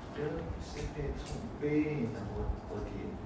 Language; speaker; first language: French; non-native, learner; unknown